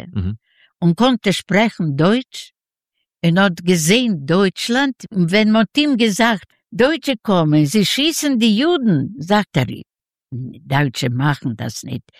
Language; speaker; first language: German; non-native, learner; Yiddish